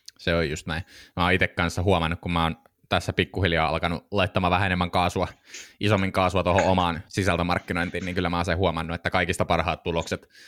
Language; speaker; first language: Finnish; native; Finnish